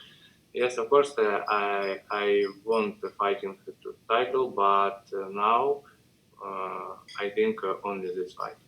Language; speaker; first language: English; non-native, learner; Russian